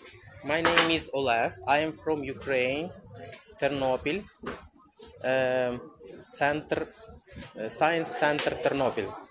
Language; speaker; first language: English; non-native, learner; Ukrainian